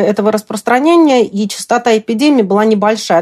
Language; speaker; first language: Russian; native; Russian